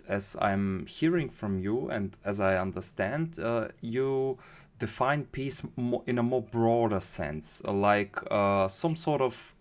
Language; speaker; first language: English; non-native, fluent; German